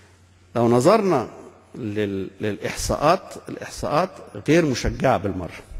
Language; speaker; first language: Arabic; native; Arabic